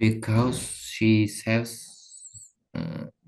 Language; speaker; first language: English; non-native, learner; Uzbek